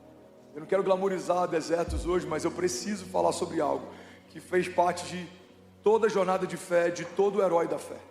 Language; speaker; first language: Portuguese; native; Portuguese